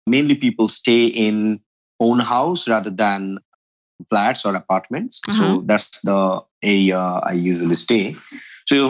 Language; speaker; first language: English; non-native, local second language; Bangla